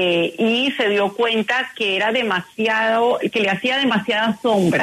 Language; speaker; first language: Spanish; native; Spanish